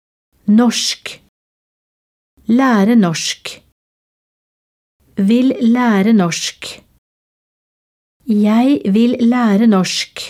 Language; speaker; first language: Norwegian; non-native, learner; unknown